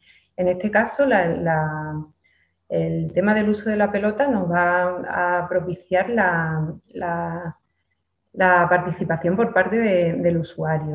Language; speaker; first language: Spanish; native; Spanish